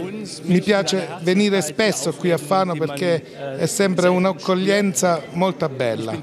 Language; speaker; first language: Italian; non-native, fluent; German